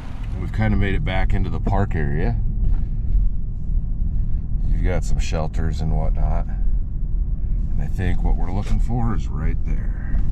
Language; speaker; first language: English; native; English